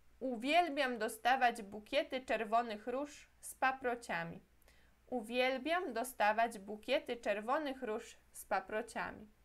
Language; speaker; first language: Polish; non-native, fluent; Portuguese